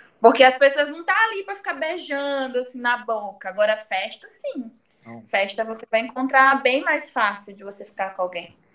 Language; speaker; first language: Portuguese; native; Portuguese